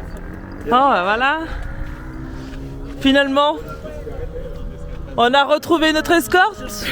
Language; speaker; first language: French; native; French